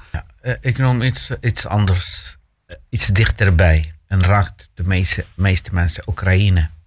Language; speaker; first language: Dutch; non-native, fluent; Arabic